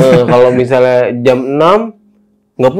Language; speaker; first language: Indonesian; native; Indonesian